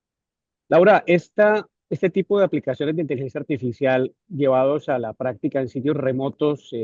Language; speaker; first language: Spanish; native; Spanish